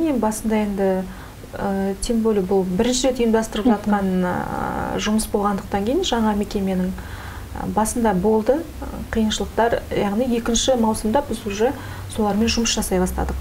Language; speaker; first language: Kazakh; native; Kazakh